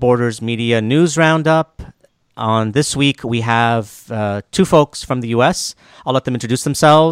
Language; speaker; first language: English; native; English